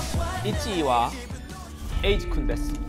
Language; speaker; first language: Japanese; non-native, fluent; Korean